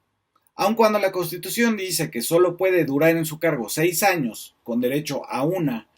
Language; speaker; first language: Spanish; native; Spanish